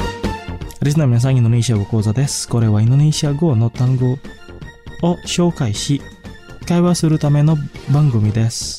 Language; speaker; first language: Japanese; non-native, fluent; Indonesian